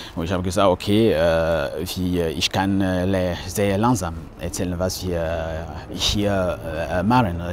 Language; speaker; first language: German; non-native, learner; French